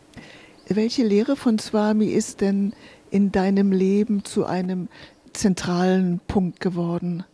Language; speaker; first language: German; native; German